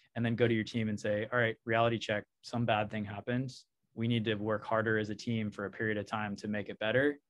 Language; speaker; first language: English; native; English